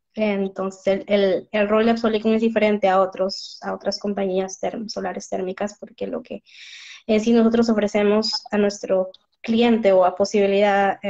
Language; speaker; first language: Spanish; native; Spanish